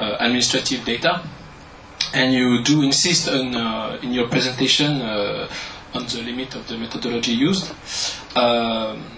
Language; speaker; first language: English; non-native, learner; French